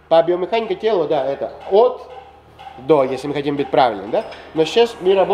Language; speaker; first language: Russian; non-native, fluent; Greek